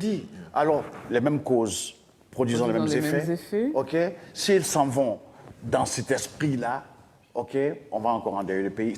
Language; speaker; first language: French; non-native, local second language; Dyula